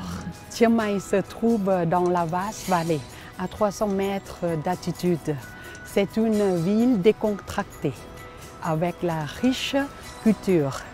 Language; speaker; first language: French; non-native, learner; Thai